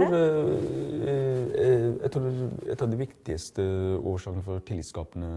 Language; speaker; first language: Norwegian; non-native, fluent; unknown